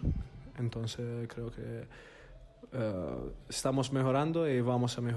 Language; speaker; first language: Spanish; non-native, learner; Italian